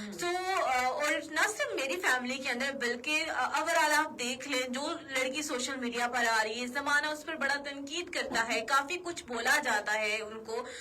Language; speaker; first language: Urdu; native; Urdu